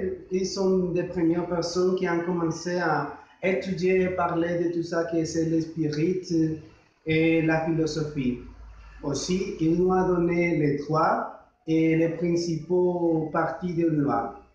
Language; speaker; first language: French; non-native, learner; Spanish